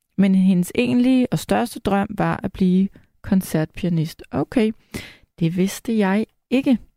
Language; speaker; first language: Danish; native; Danish